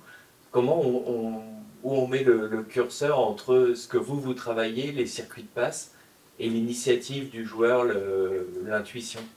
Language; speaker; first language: French; native; French